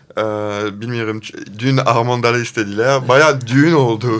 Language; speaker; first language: Turkish; non-native, fluent; French